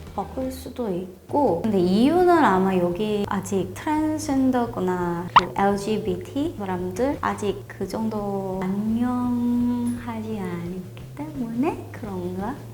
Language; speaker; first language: Korean; non-native, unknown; Thai